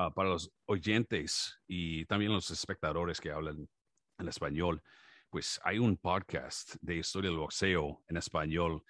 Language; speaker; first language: Spanish; non-native, learner; English